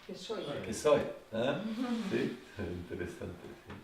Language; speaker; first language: Spanish; non-native, fluent; French